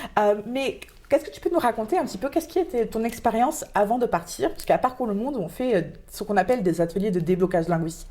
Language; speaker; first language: French; native; French